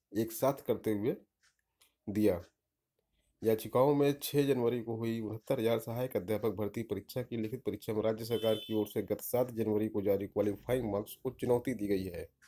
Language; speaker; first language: Hindi; native; Hindi